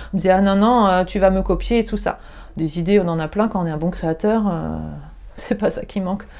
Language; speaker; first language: French; native; French